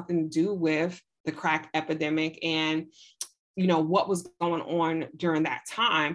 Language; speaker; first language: English; native; English